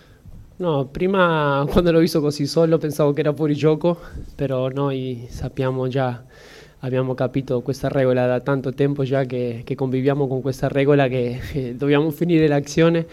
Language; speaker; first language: Italian; non-native, fluent; Spanish